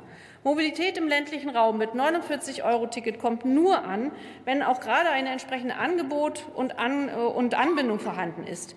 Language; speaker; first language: German; native; German